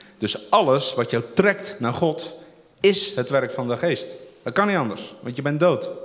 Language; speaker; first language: Dutch; native; Dutch